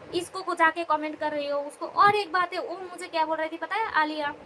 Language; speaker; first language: Hindi; non-native, local second language; Bangla